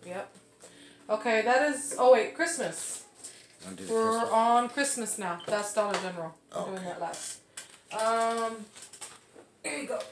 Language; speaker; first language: English; native; English